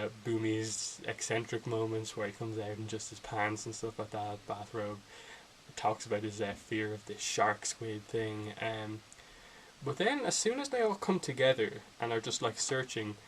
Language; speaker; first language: English; native; English